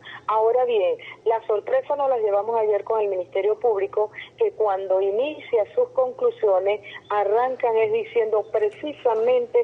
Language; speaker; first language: Spanish; native; Spanish